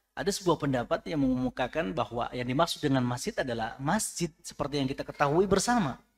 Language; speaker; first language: Indonesian; native; Indonesian